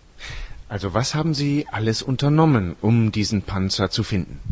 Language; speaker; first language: German; native; German